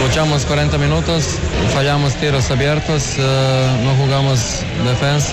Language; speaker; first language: Spanish; non-native, learner; Serbian